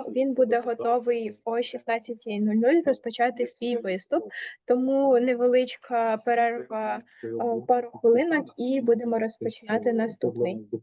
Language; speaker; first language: Ukrainian; native; Ukrainian